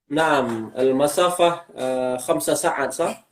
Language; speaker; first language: Arabic; non-native, fluent; Indonesian